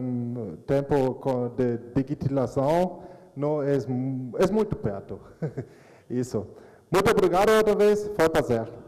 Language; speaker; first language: Portuguese; non-native, learner; German